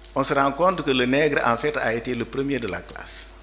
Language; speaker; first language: French; non-native, local second language; Fula